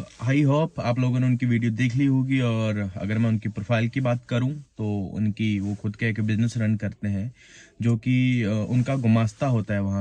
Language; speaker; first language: Hindi; native; Hindi